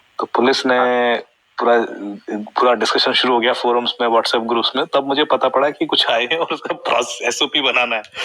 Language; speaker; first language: Hindi; native; Hindi